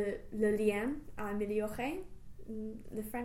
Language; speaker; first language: French; non-native, fluent; English